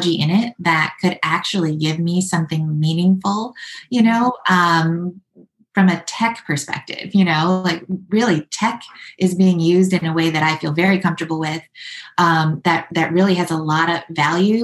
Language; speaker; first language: English; native; English